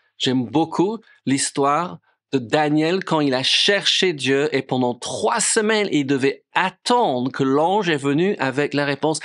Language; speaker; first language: French; non-native, fluent; English